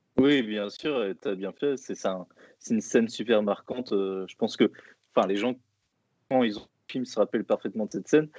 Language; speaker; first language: French; native; French